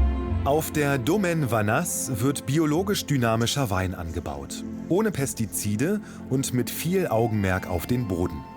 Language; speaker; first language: German; native; German